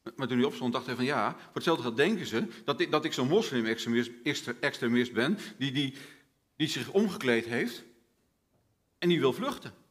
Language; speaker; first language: Dutch; native; Dutch